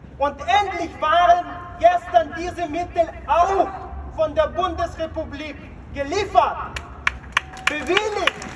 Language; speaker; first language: German; non-native, fluent; Ukrainian